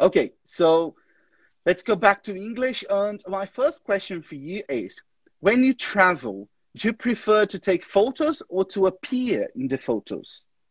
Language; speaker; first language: English; non-native, fluent; Portuguese